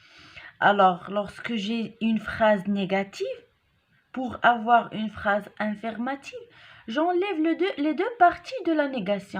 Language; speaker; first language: French; non-native, local second language; Arabic